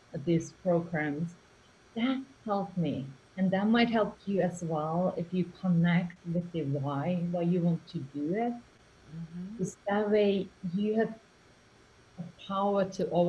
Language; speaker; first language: English; non-native, fluent; Finnish